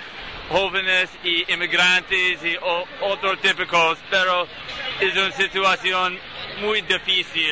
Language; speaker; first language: Spanish; non-native, learner; English